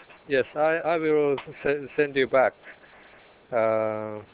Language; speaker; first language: English; non-native, learner; Japanese